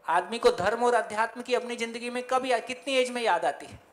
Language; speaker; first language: Hindi; native; Hindi